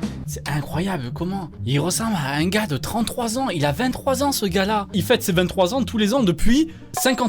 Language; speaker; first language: French; native; French